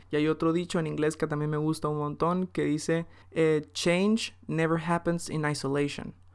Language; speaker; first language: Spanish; early bilingual, heritage; Spanish